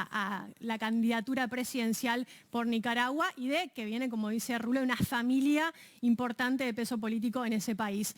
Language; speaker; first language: Spanish; native; Spanish